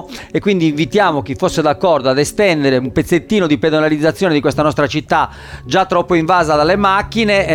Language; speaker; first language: Italian; native; Italian